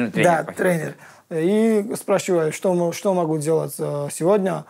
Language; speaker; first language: Russian; non-native, learner; Georgian